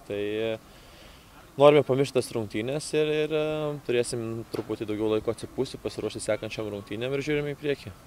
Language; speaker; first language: Lithuanian; native; Lithuanian